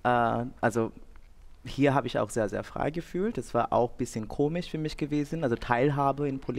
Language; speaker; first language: German; non-native, fluent; Bangla